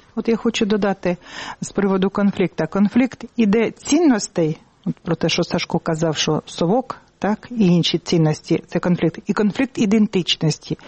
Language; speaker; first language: Ukrainian; native; Ukrainian